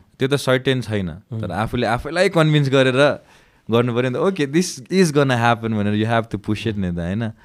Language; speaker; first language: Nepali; native; Nepali